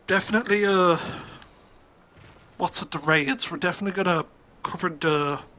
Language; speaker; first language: English; native; English